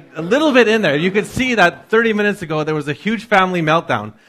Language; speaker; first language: English; native; English